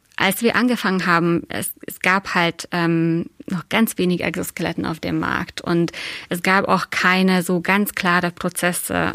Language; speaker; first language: German; non-native, fluent; Hungarian